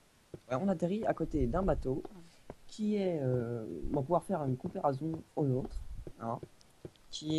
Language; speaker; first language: French; native; French